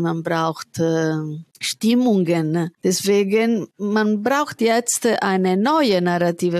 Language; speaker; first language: German; non-native, fluent; Italian